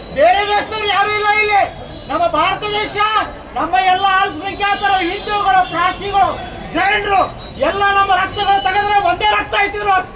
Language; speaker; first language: Kannada; native; Kannada